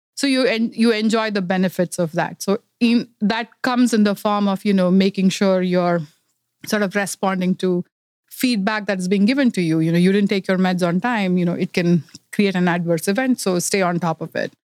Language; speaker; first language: English; non-native, local second language; Kannada